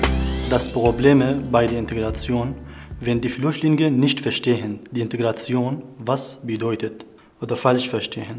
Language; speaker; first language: German; non-native, learner; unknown